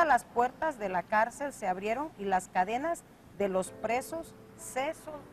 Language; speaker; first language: Spanish; native; Spanish